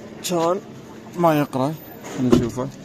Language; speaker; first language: Arabic; native; Arabic